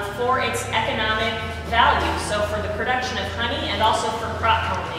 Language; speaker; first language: English; native; English